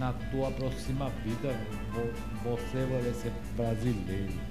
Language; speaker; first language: Portuguese; non-native, learner; Spanish